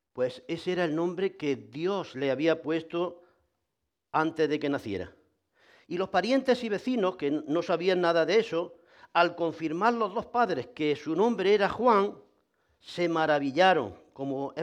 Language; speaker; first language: Spanish; native; Spanish